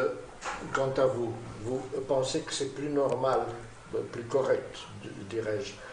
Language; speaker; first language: French; non-native, fluent; Romanian